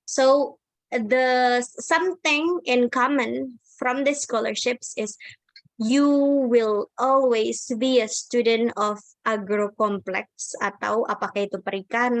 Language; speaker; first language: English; non-native, fluent; Indonesian